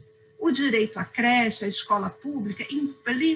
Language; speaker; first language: Portuguese; native; Portuguese